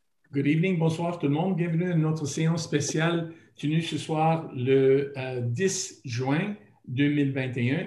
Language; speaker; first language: French; non-native, local second language; English